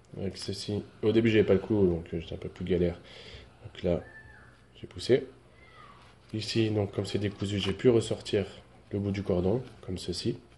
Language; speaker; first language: French; native; French